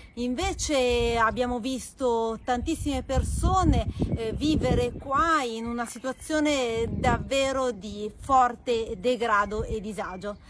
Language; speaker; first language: Italian; native; Italian